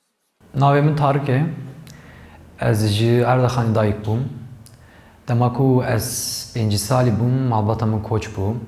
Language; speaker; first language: Kurdish; non-native, local second language; Turkish